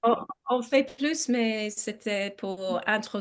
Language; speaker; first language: French; non-native, learner; English